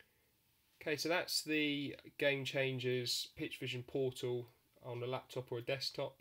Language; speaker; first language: English; native; English